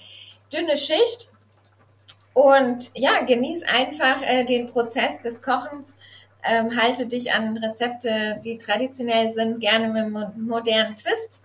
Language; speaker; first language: German; native; German